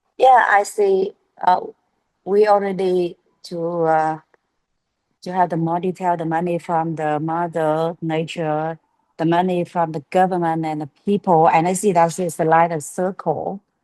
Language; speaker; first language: English; non-native, learner; Vietnamese